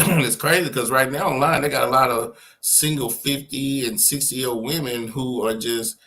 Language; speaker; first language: English; native; English